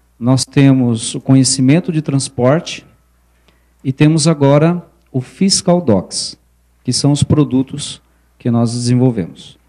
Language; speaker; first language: Portuguese; early bilingual, other home language; Spanish